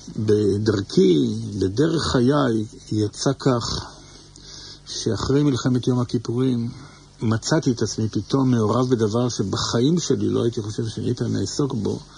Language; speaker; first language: Hebrew; native; Hebrew